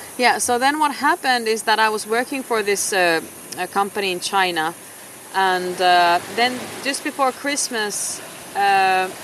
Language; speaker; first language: English; non-native, fluent; Finnish